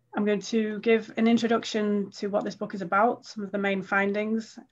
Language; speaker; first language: English; native; English